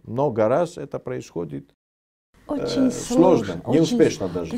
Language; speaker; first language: Russian; non-native, fluent; Greek